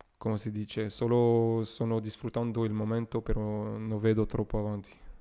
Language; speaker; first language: Italian; non-native, learner; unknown